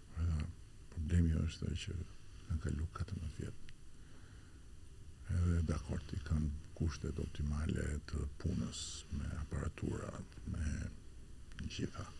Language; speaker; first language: Albanian; native; Albanian